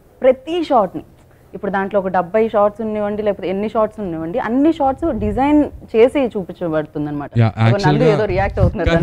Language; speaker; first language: Telugu; native; Telugu